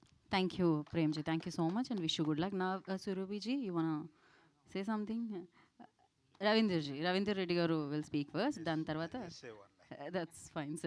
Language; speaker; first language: Telugu; native; Telugu